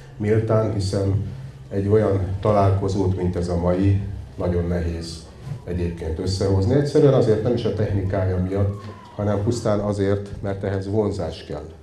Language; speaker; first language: Hungarian; native; Hungarian